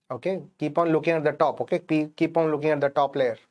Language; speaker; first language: English; non-native, local second language; Hindi